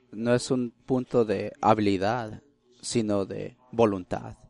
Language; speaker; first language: Spanish; early bilingual, heritage; Spanish